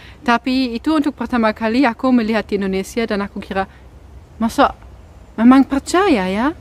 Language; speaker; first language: Indonesian; non-native, fluent; German